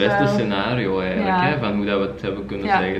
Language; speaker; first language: Dutch; native; Dutch